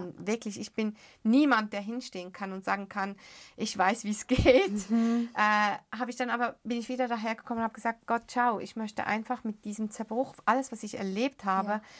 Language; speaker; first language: German; early bilingual, other home language; Arabic